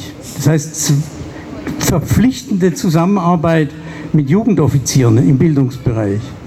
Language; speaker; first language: German; native; German